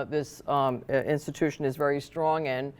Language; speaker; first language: English; native; English